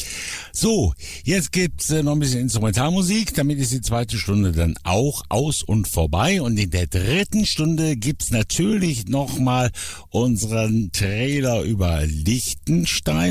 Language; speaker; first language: German; native; German